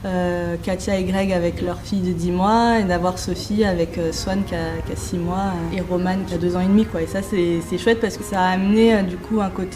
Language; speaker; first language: French; native; French